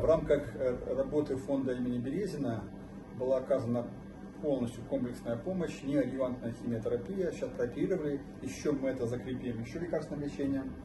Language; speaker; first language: Russian; native; Russian